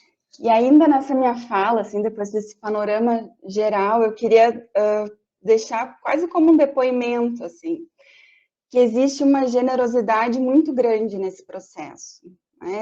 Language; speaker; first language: Portuguese; native; Portuguese